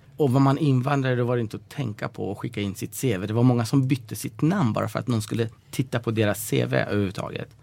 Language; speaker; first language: Swedish; early bilingual, other home language; Persian